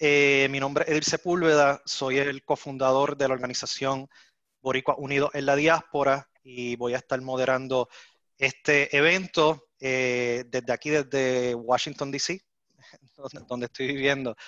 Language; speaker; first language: Spanish; native; Spanish